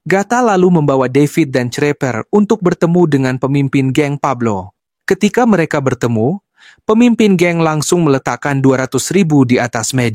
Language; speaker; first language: Indonesian; native; Indonesian